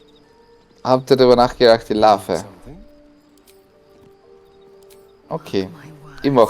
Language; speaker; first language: German; native; German